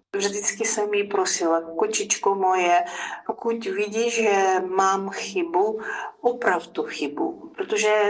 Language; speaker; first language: Czech; non-native, fluent; Ukrainian